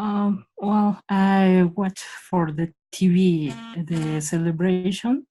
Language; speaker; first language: English; non-native, learner; Spanish